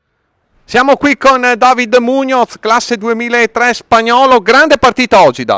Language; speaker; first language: Italian; native; Italian